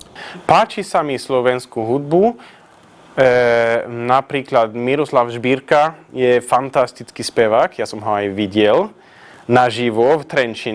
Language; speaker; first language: Slovak; non-native, fluent; Swedish